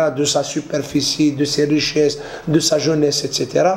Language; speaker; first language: French; non-native, local second language; Arabic